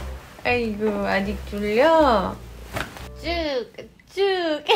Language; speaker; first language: Korean; non-native, fluent; German